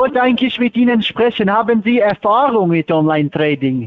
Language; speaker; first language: German; non-native, fluent; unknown